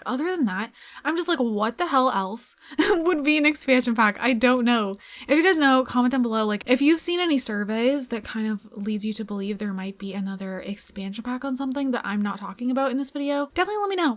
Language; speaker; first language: English; native; English